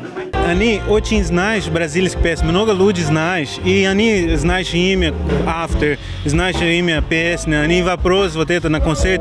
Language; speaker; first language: Russian; non-native, learner; Portuguese